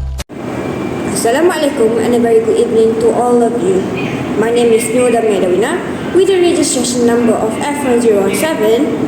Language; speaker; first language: English; non-native, learner; Malay